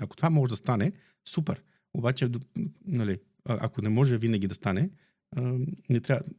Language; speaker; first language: Bulgarian; native; Bulgarian